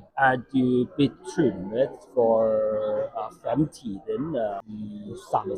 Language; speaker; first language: Norwegian; non-native, learner; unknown